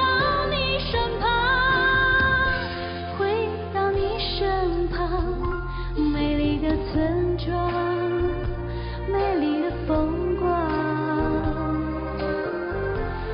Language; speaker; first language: Chinese; native; Chinese